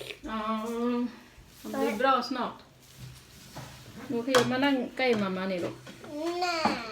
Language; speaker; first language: Swedish; non-native, learner; Thai